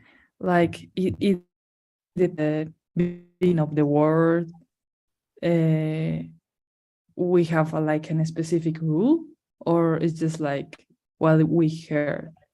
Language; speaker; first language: English; non-native, learner; Spanish